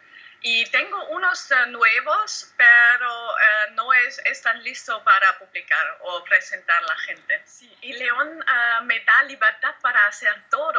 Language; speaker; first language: Spanish; non-native, learner; German